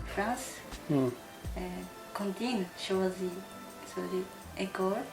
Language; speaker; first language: French; non-native, learner; Japanese